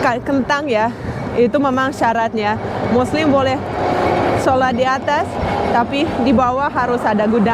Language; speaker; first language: Indonesian; non-native, fluent; Russian